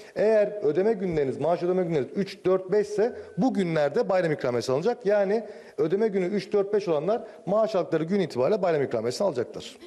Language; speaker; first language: Turkish; native; Turkish